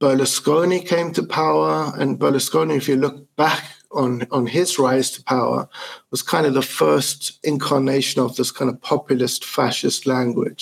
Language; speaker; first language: English; native; English